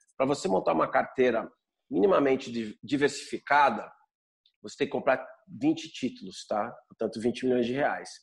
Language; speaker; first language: Portuguese; native; Portuguese